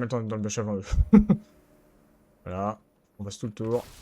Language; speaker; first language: French; native; French